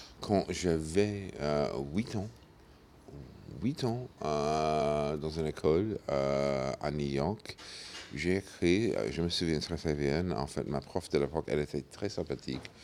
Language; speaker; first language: French; non-native, fluent; English